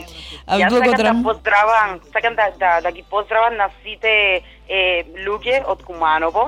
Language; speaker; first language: Macedonian; non-native, learner; Spanish